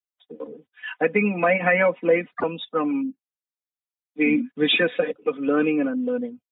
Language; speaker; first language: English; non-native, local second language; Tamil